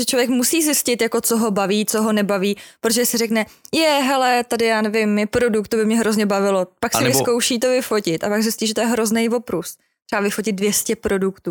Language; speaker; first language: Czech; native; Czech